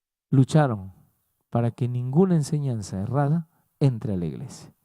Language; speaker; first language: Spanish; native; Spanish